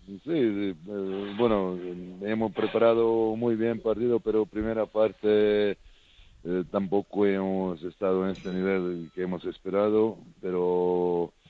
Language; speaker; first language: Spanish; non-native, fluent; Serbian